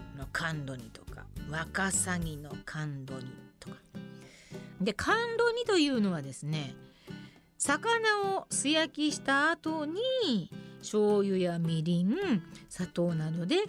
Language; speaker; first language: Japanese; native; Japanese